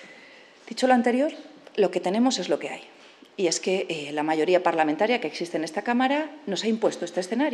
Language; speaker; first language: Spanish; native; Spanish